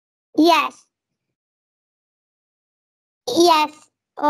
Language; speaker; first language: English; non-native, learner; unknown